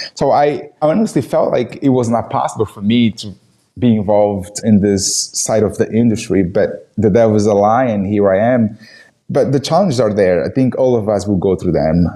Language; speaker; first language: English; non-native, fluent; Portuguese